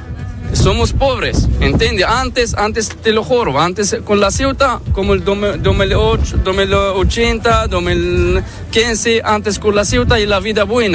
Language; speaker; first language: Spanish; non-native, learner; Arabic